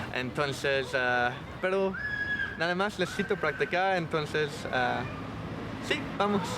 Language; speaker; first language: Spanish; non-native, learner; English